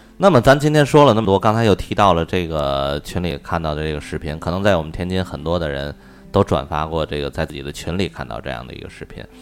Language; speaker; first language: Chinese; native; Chinese